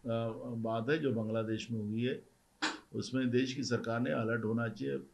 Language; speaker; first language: Hindi; non-native, local second language; Marathi